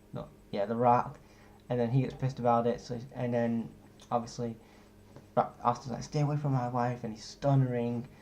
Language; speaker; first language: English; native; English